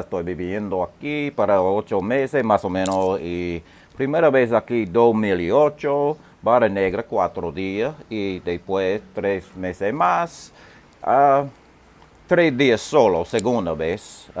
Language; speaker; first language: Spanish; non-native, learner; English